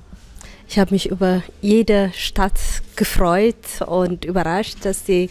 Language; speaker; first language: German; non-native, fluent; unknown